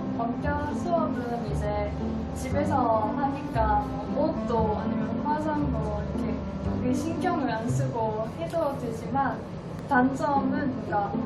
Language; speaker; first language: Korean; non-native, fluent; French